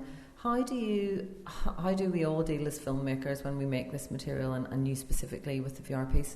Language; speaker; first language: English; native; English